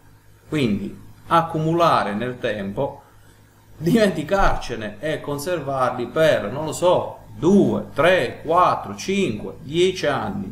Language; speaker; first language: Italian; native; Italian